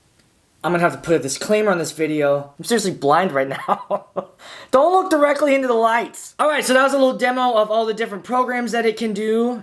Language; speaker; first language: English; native; English